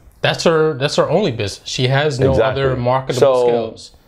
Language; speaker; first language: English; native; English